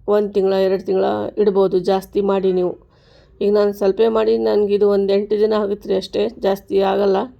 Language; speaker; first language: Kannada; native; Kannada